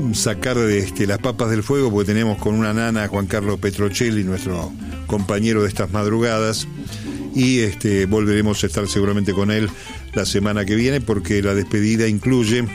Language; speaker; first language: Spanish; native; Spanish